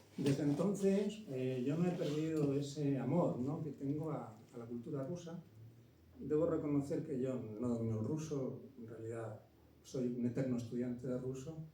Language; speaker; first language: Spanish; native; Spanish